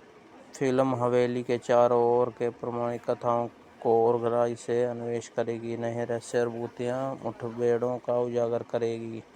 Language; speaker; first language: Hindi; native; Hindi